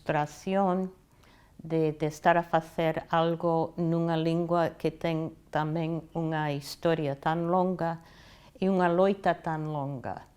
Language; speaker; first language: Galician; non-native, fluent; English